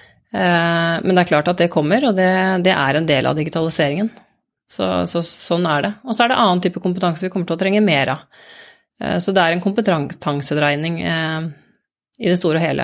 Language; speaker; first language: Norwegian; native; Norwegian